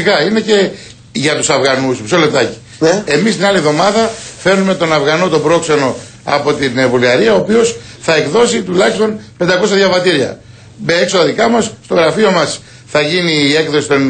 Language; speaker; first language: Greek; native; Greek